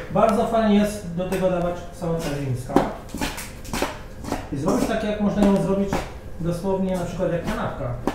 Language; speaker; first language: Polish; non-native, fluent; Arabic